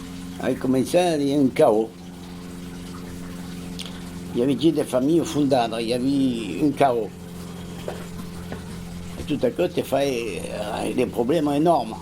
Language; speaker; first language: French; non-native, fluent; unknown